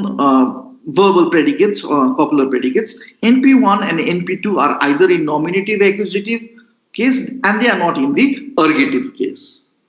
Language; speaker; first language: English; non-native, local second language; Nepali